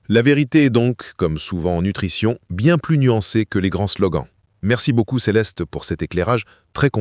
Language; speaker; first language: French; native; French